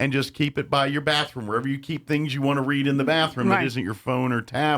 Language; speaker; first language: English; native; English